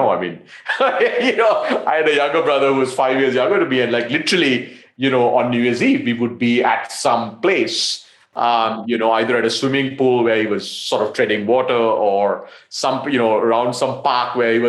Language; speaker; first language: English; non-native, local second language; Tamil